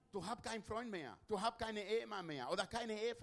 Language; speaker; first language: German; non-native, learner; Spanish